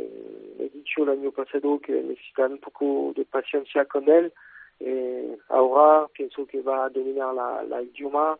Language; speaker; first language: Spanish; non-native, fluent; French